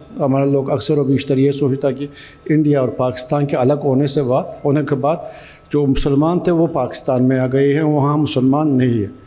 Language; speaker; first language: Urdu; non-native, fluent; Turkish